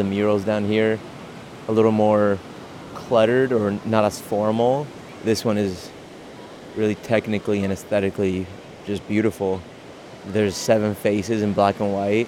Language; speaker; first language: English; native; English